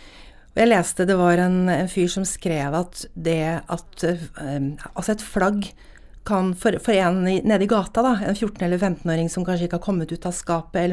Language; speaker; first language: Norwegian; native; Norwegian